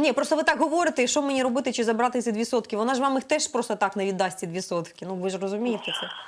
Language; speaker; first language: Ukrainian; native; Ukrainian